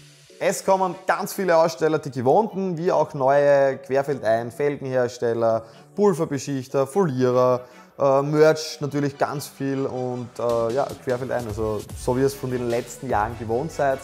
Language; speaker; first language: German; native; German